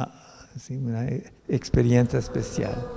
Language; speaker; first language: Spanish; non-native, fluent; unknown